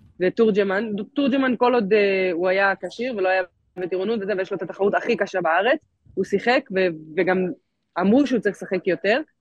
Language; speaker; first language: Hebrew; native; Hebrew